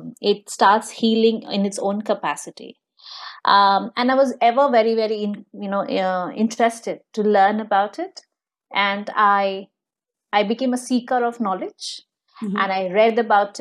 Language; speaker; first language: English; non-native, local second language; Bangla